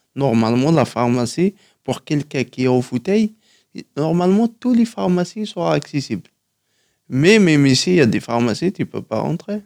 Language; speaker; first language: French; non-native, local second language; Kabyle